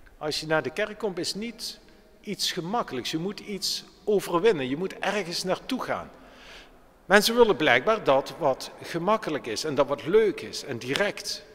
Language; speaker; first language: Dutch; native; Dutch